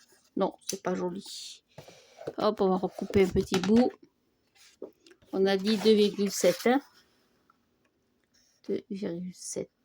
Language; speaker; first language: French; native; French